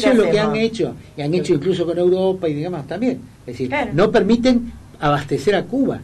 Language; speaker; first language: Spanish; native; Spanish